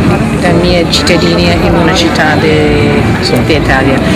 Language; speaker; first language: Italian; non-native, fluent; English